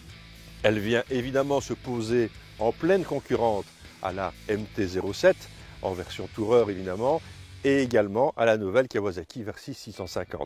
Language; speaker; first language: French; native; French